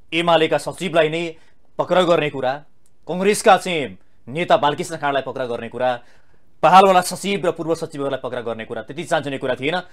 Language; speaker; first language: Nepali; native; Nepali